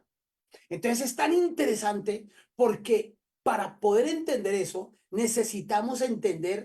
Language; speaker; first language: Spanish; native; Spanish